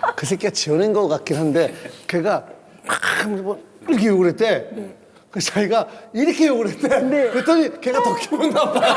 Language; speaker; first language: Korean; native; Korean